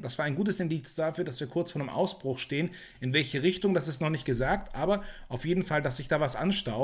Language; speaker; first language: German; native; German